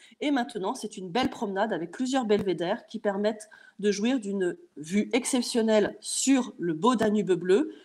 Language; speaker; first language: French; native; French